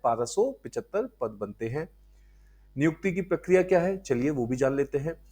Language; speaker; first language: Hindi; native; Hindi